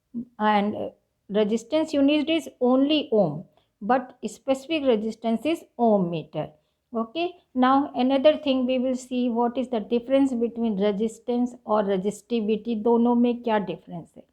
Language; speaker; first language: English; non-native, local second language; Hindi